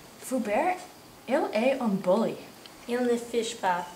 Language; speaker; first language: French; non-native, learner; English